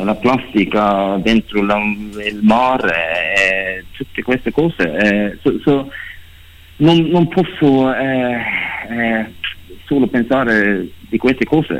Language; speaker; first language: Italian; non-native, learner; Norwegian